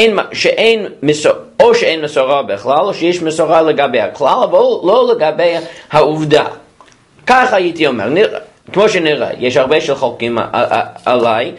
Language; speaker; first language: Hebrew; non-native, fluent; English